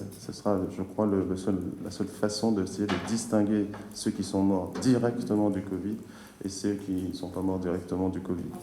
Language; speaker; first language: French; native; French